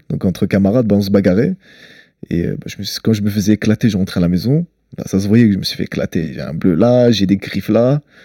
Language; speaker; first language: French; early bilingual, other home language; Chechen